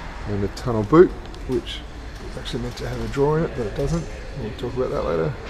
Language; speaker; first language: English; native; English